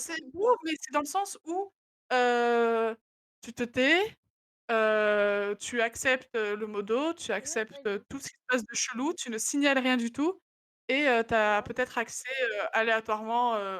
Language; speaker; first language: French; native; French